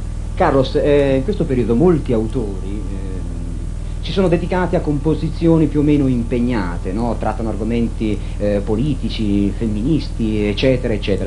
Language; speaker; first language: Italian; native; Italian